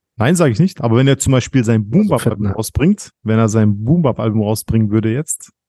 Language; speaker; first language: German; early bilingual, other home language; Arabic